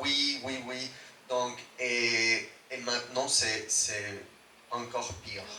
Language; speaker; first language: French; non-native, fluent; Spanish